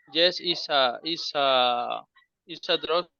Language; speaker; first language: English; non-native, learner; Spanish